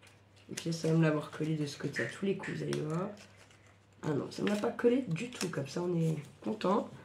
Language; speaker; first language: French; native; French